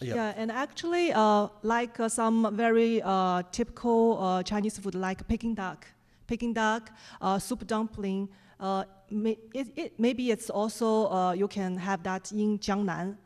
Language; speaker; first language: English; non-native, fluent; Chinese